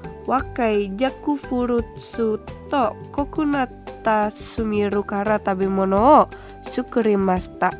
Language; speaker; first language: Japanese; non-native, fluent; Indonesian